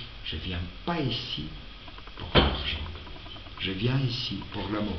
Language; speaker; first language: French; non-native, fluent; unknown